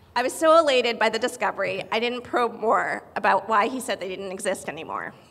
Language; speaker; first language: English; native; English